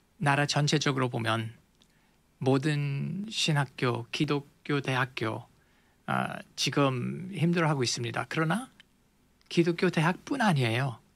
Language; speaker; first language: Korean; non-native, fluent; English